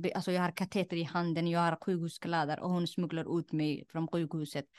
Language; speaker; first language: Swedish; non-native, fluent; Somali